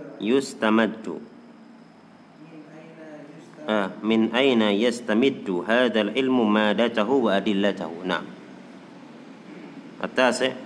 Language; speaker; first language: Arabic; non-native, fluent; Indonesian